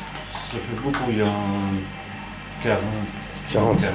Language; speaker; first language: French; non-native, learner; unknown